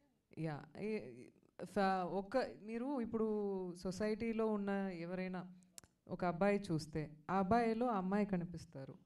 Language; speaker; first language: Telugu; non-native, fluent; Tamil